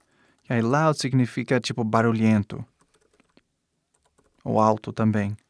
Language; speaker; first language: Portuguese; non-native, fluent; English